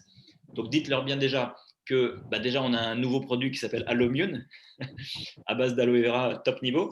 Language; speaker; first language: French; native; French